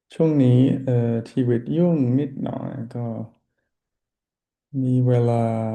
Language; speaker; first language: Thai; non-native, learner; English